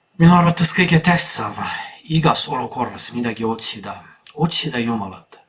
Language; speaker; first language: Estonian; non-native, fluent; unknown